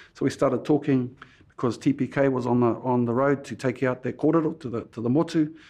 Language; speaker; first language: English; native; English